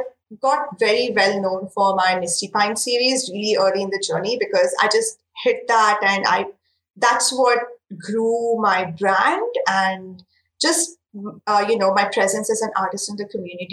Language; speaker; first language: English; non-native, local second language; Marathi